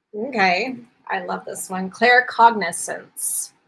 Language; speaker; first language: English; native; English